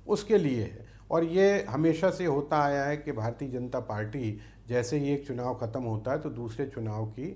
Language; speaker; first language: Hindi; native; Hindi